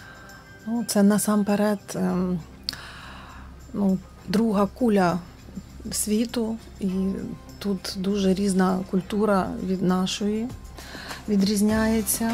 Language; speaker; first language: Ukrainian; non-native, local second language; Russian